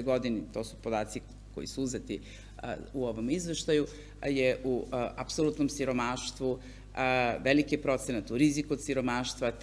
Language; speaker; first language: Serbian; native; Serbian